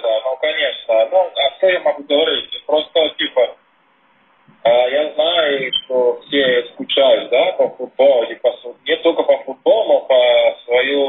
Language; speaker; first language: Russian; non-native, fluent; Portuguese